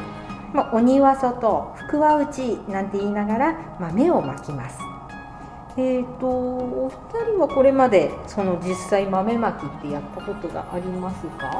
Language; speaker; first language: Japanese; native; Japanese